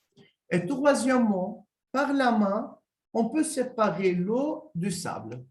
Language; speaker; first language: French; non-native, local second language; Arabic